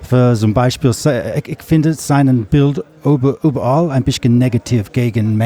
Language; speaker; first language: German; non-native, learner; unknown